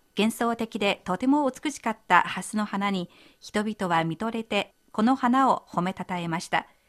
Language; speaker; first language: Japanese; non-native, fluent; Chinese